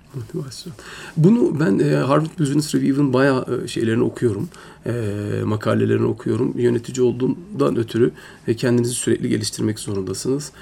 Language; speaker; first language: Turkish; early bilingual, heritage; Turkish